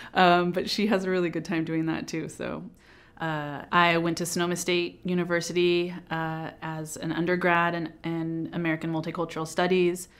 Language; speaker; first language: English; native; English